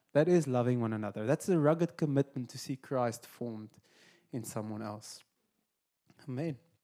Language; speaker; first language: English; non-native, local second language; Afrikaans